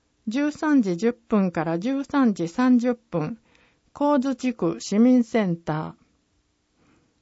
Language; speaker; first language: Japanese; native; Japanese